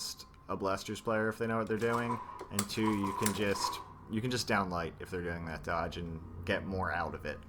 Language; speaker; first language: English; native; English